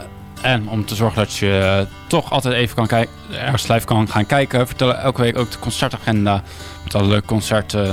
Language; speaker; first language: Dutch; native; Dutch